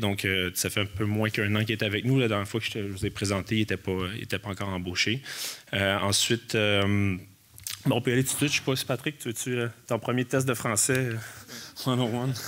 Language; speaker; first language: French; native; French